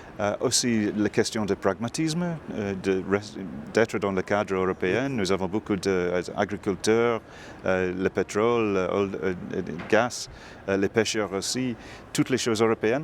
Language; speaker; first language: French; non-native, fluent; English